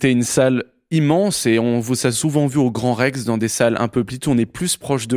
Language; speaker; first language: French; native; French